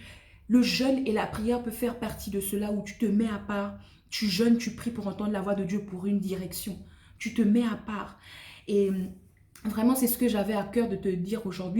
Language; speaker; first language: French; native; French